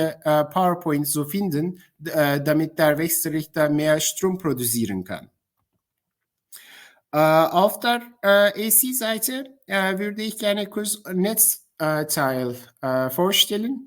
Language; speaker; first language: German; non-native, fluent; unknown